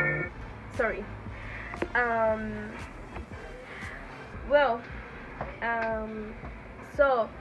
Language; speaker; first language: English; non-native, learner; Spanish